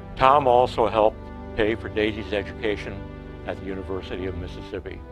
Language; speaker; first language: English; native; English